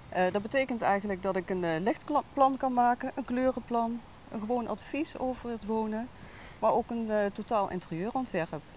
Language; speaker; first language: Dutch; native; Dutch